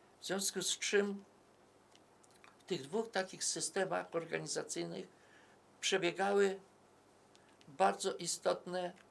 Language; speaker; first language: Polish; native; Polish